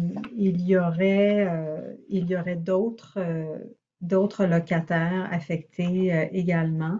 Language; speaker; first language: French; native; French